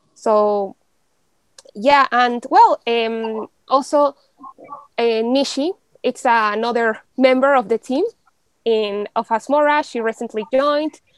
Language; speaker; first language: English; non-native, fluent; Spanish